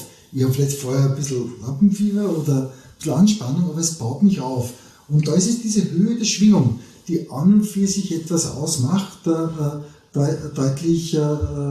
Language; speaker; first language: German; native; German